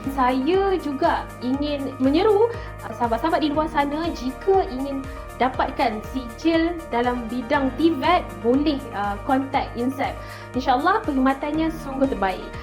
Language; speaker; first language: Malay; native; Malay